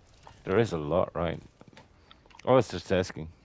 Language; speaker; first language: English; native; English